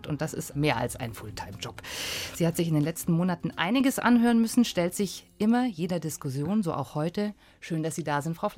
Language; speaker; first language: German; native; German